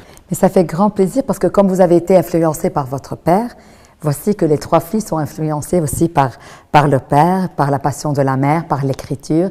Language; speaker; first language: French; non-native, local second language; Arabic